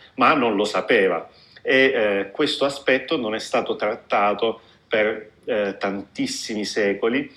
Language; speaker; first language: Italian; native; Italian